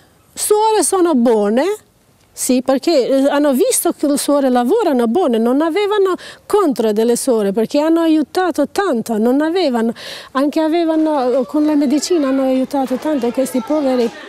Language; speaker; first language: Italian; non-native, fluent; Albanian